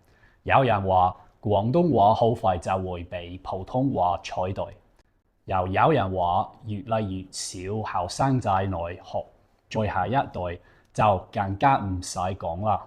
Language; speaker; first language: Cantonese; non-native, fluent; English